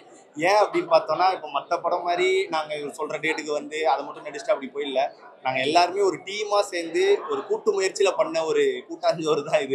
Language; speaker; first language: Tamil; native; Tamil